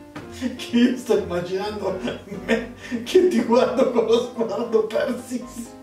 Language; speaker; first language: Italian; native; Italian